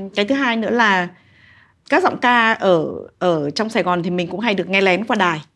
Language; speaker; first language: Vietnamese; native; Vietnamese